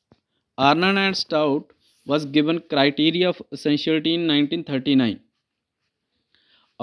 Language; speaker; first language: English; non-native, local second language; Punjabi